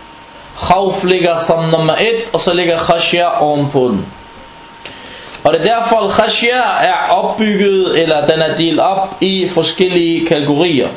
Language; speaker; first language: Danish; non-native, fluent; Arabic